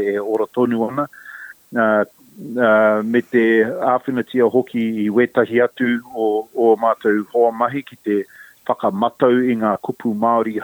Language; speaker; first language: Māori; non-native, local second language; English